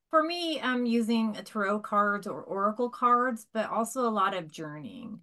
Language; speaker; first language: English; native; English